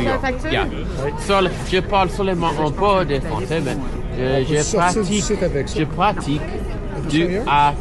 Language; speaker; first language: French; non-native, learner; English